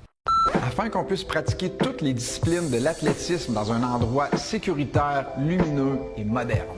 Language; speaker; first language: French; native; French